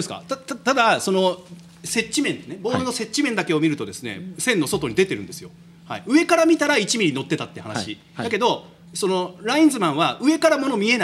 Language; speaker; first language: Japanese; native; Japanese